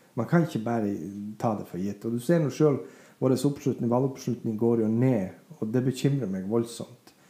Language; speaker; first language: Norwegian; non-native, fluent; Bosnian